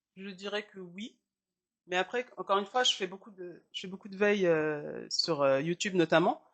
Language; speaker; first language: French; early bilingual, other home language; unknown